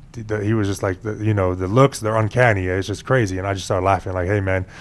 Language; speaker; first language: English; early bilingual, other home language; Spanish